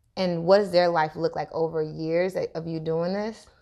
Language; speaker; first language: English; native; English